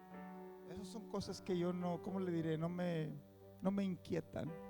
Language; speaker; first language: Spanish; native; Spanish